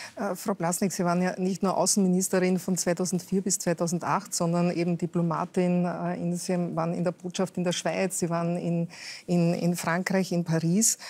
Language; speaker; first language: German; native; German